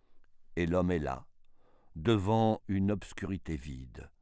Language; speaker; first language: French; native; French